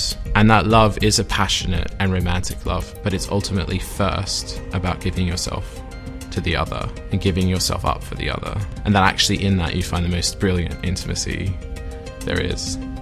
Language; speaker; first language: English; native; English